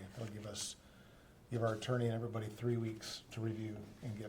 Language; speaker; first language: English; native; English